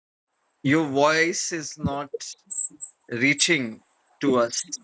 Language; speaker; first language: English; non-native, fluent; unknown